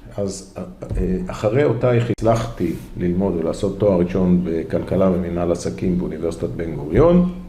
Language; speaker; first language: Hebrew; native; Hebrew